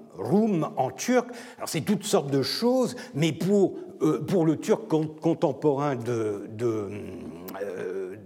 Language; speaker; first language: French; non-native, fluent; Turkish